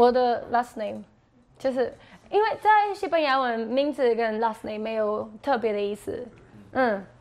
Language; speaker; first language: Chinese; non-native, learner; Spanish